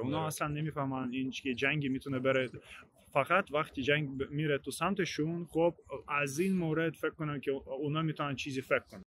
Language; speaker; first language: Persian; non-native, learner; Ukrainian